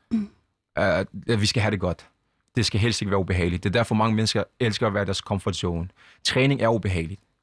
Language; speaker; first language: Danish; early bilingual, other home language; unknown